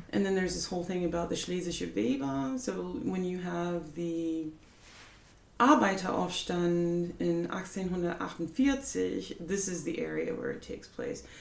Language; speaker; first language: English; native; English